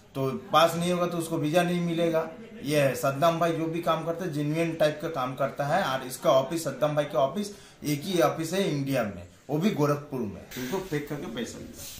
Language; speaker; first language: Hindi; non-native, local second language; Bangla